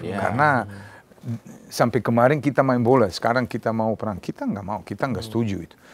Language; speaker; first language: Indonesian; non-native, fluent; Serbian